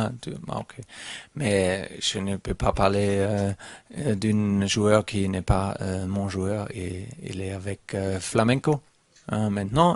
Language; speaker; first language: French; non-native, learner; German